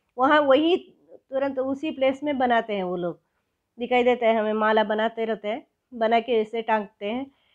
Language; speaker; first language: Hindi; non-native, local second language; Kannada